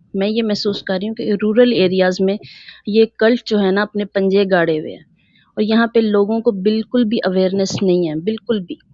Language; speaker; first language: Urdu; native; Urdu